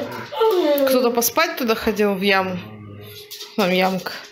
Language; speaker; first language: Russian; native; Russian